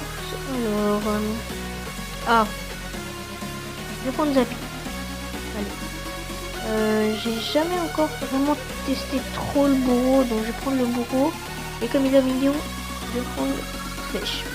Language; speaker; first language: French; native; French